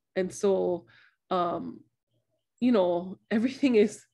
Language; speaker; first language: English; native; English